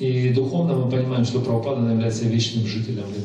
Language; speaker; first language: Russian; native; Russian